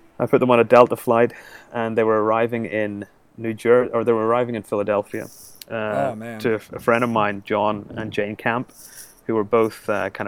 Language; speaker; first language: English; native; English